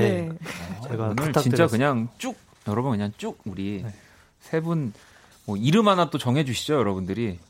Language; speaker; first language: Korean; native; Korean